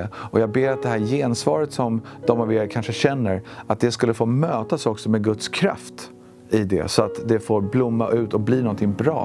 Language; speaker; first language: Swedish; native; Swedish